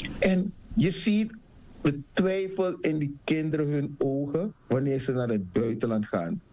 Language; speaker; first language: Dutch; native; Dutch